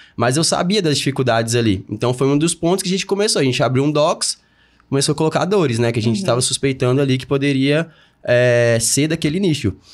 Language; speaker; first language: Portuguese; native; Portuguese